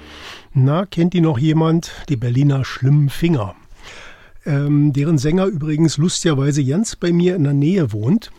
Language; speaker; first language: German; native; German